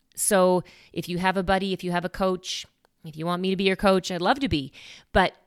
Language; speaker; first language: English; native; English